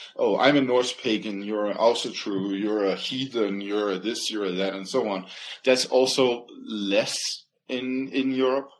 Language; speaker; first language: English; non-native, fluent; Danish